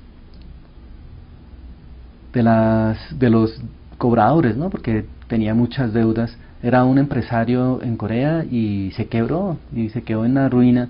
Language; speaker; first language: Spanish; early bilingual, other home language; Korean